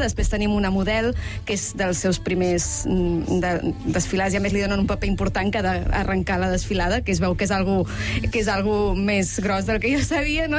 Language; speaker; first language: Catalan; native; Catalan